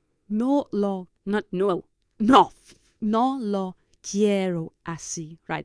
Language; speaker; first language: Spanish; non-native, fluent; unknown